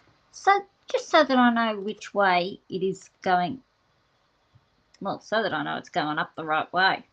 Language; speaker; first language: English; native; English